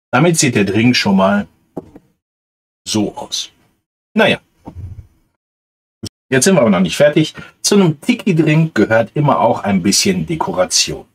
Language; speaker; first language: German; native; German